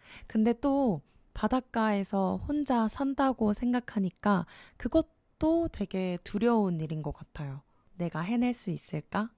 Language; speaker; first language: Korean; native; Korean